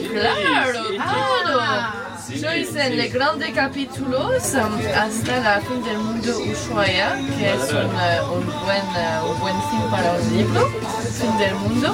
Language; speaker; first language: Spanish; non-native, learner; French